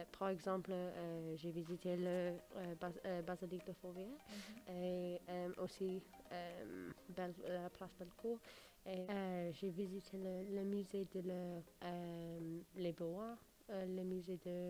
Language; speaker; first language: French; non-native, learner; English